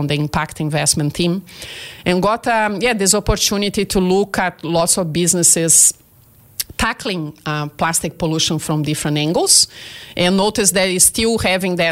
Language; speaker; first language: English; non-native, fluent; Portuguese